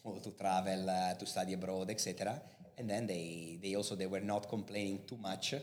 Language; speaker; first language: English; non-native, fluent; Italian